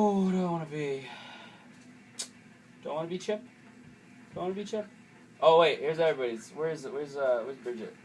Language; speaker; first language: English; native; English